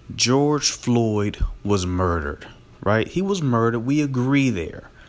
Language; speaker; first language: English; native; English